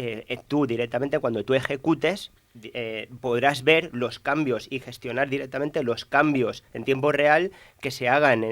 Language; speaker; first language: Spanish; native; Spanish